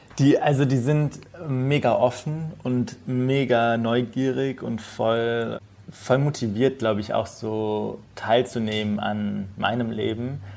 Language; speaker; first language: German; early bilingual, other home language; Persian